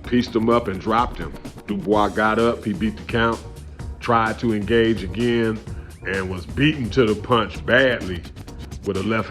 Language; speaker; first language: English; native; English